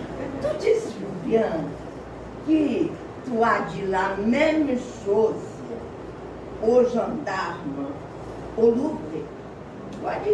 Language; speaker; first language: French; non-native, learner; Portuguese